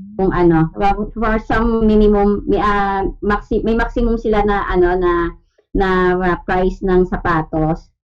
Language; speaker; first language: Filipino; native; Filipino